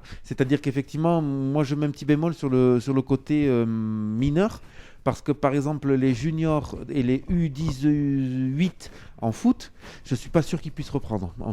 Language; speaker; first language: French; native; French